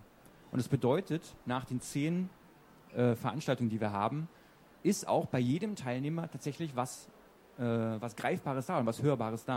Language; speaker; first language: German; native; German